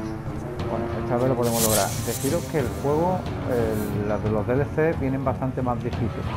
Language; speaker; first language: Spanish; native; Spanish